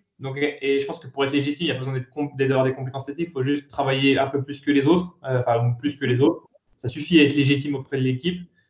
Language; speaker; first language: French; native; French